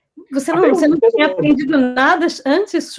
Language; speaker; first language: Portuguese; native; Portuguese